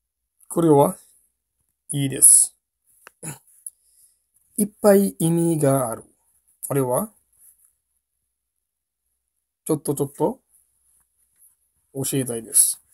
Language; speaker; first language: Japanese; non-native, learner; Bangla